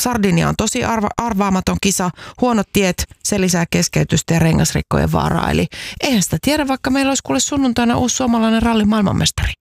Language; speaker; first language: Finnish; native; Finnish